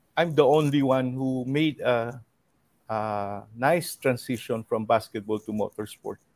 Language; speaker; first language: Filipino; native; Filipino